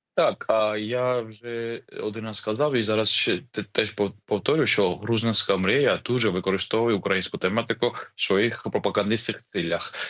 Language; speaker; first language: Ukrainian; non-native, fluent; Georgian